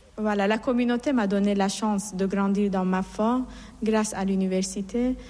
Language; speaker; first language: French; non-native, fluent; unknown